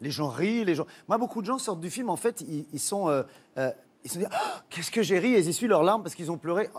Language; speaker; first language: French; native; French